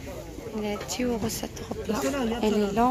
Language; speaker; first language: French; non-native, fluent; Arabic